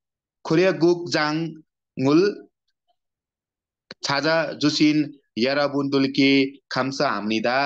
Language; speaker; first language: Korean; non-native, fluent; Nepali